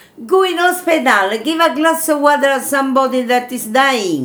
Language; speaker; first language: English; non-native, fluent; Italian